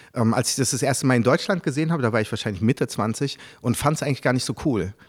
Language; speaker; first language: German; early bilingual, other home language; French